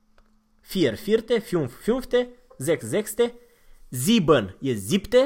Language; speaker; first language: German; non-native, fluent; Romanian